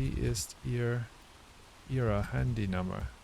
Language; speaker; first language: German; non-native, learner; English